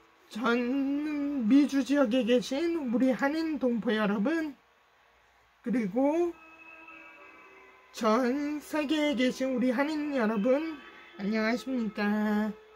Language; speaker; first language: Korean; native; Korean